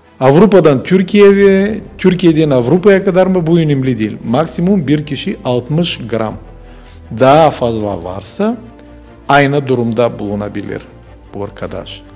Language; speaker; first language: Turkish; non-native, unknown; Bulgarian